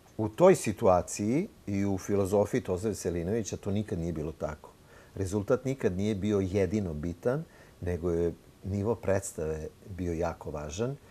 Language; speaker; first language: Serbian; native; Serbian